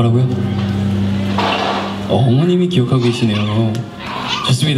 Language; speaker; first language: Korean; native; Korean